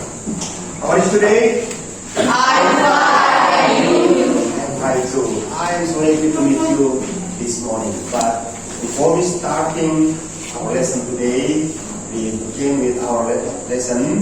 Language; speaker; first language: English; non-native, learner; Indonesian